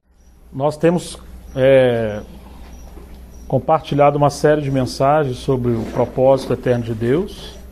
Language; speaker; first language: Portuguese; native; Portuguese